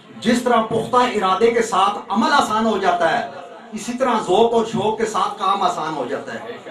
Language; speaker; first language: Urdu; non-native, local second language; Punjabi